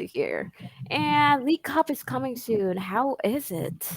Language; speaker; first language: English; non-native, fluent; Khmer